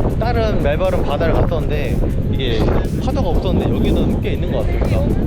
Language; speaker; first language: Korean; native; Korean